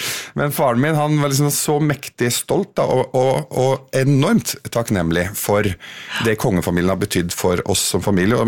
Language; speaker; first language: Norwegian; early bilingual, other home language; Arabic